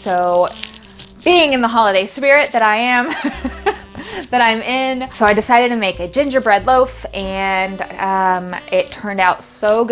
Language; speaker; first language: English; native; English